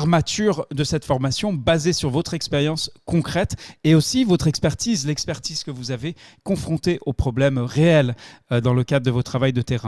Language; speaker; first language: French; native; French